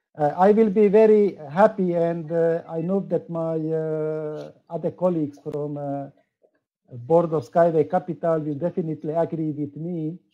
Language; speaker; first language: English; non-native, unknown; Slovak